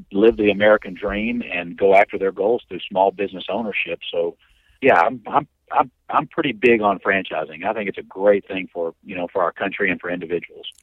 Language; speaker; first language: English; native; English